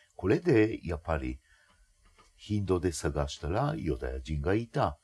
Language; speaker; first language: Japanese; non-native, fluent; Hebrew